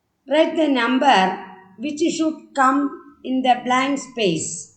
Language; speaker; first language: English; non-native, local second language; Malayalam